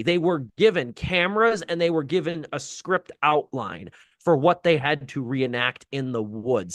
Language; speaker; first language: English; native; English